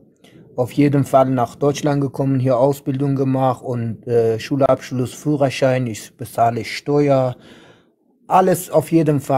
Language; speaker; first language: German; non-native, learner; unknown